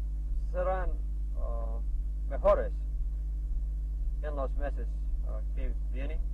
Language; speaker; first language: Spanish; non-native, learner; English